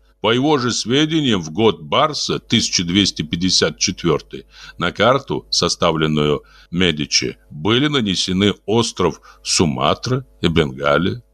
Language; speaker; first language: Russian; native; Russian